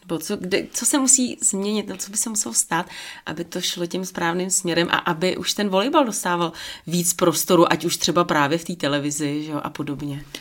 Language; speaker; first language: Czech; native; Czech